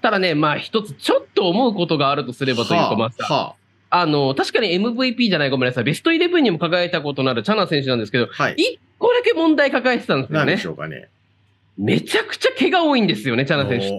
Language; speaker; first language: Japanese; native; Japanese